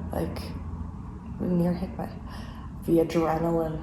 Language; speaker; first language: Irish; non-native, learner; English